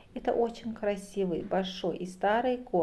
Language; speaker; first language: Russian; non-native, fluent; Azerbaijani